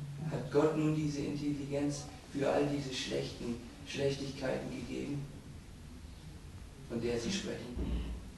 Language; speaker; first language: German; native; German